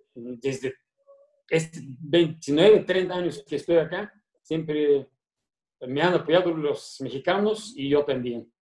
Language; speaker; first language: Spanish; non-native, fluent; Bulgarian